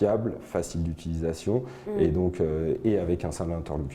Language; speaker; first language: French; native; French